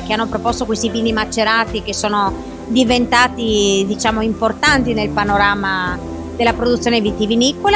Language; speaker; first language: Italian; native; Italian